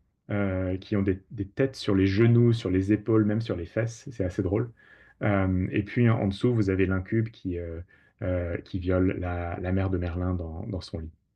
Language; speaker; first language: French; native; French